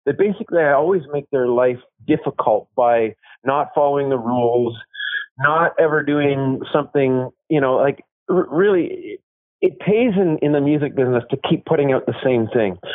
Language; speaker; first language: English; native; English